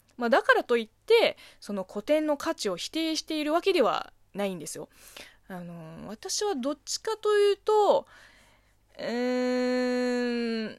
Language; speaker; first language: Japanese; non-native, fluent; Chinese